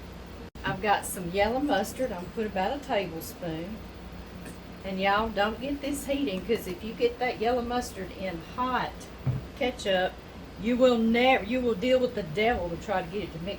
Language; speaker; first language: English; native; English